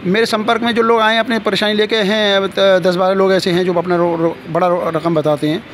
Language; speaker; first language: Hindi; native; Hindi